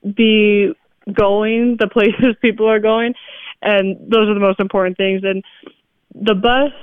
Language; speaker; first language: English; native; English